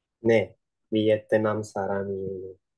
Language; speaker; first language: Korean; non-native, learner; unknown